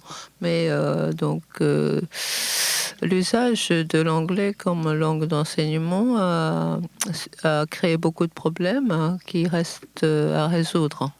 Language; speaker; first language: French; non-native, fluent; Japanese